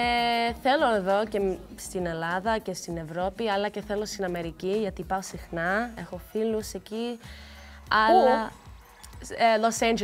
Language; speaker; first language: Greek; early bilingual, heritage; Greek